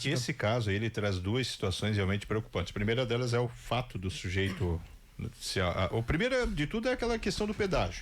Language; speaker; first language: Portuguese; native; Portuguese